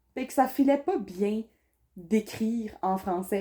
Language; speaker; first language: French; native; French